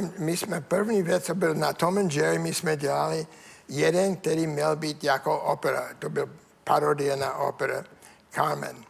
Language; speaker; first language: Czech; non-native, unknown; English